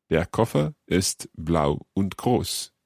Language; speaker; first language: German; non-native, learner; English